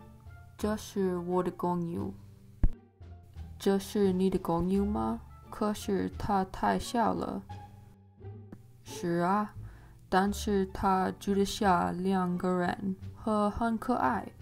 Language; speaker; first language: Chinese; non-native, learner; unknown